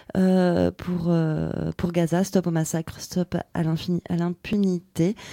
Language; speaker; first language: French; native; French